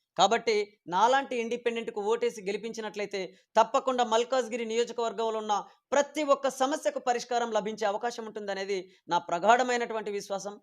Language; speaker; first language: Telugu; native; Telugu